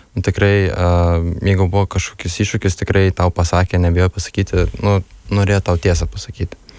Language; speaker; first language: Lithuanian; early bilingual, heritage; Lithuanian